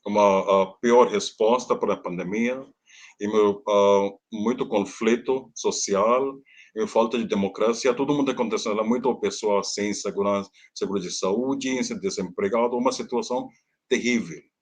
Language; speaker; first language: Portuguese; non-native, learner; Hindi